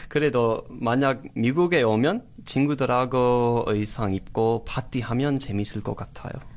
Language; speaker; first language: Korean; non-native, learner; English